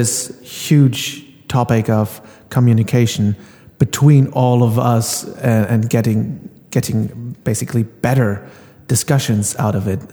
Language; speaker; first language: English; non-native, fluent; German